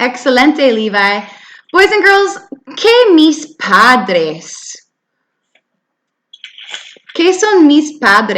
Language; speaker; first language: Spanish; non-native, fluent; English